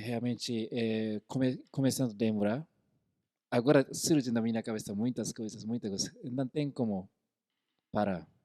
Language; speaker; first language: Portuguese; non-native, fluent; Korean